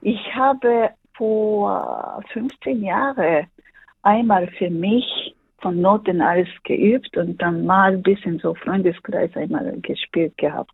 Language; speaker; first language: German; non-native, fluent; Japanese